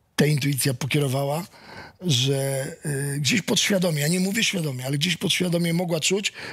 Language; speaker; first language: Polish; native; Polish